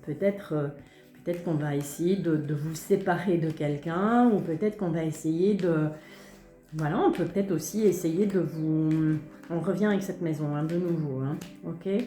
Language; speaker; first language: French; native; French